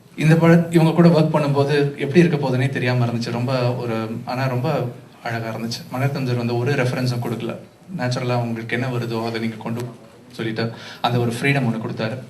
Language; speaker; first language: Tamil; native; Tamil